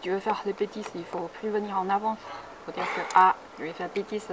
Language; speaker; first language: French; non-native, fluent; Chinese